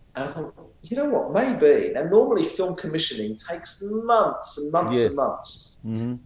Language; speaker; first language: English; native; English